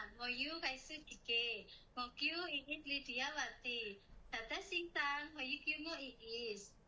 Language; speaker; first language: Cantonese; non-native, learner; Indonesian